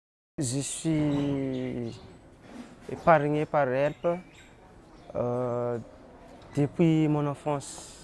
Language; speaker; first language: French; non-native, local second language; Malagasy